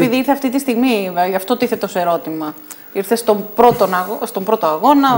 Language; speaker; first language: Greek; native; Greek